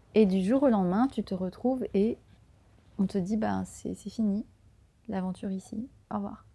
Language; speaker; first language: French; native; French